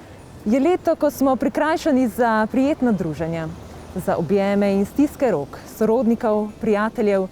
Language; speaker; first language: Slovenian; native; Slovenian